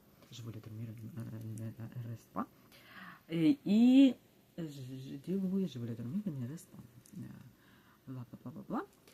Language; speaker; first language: French; non-native, learner; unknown